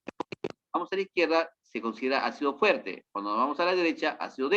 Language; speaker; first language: Spanish; native; Spanish